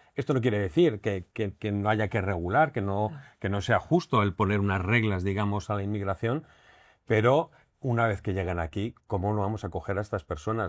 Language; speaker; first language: Spanish; native; Spanish